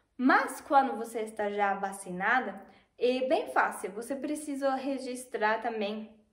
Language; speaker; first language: Portuguese; non-native, fluent; German